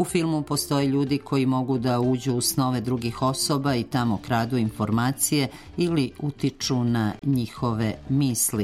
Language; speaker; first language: Croatian; native; Croatian